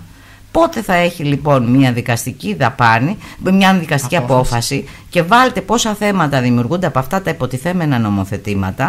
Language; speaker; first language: Greek; native; Greek